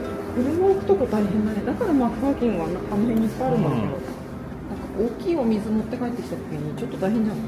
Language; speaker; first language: Japanese; native; Japanese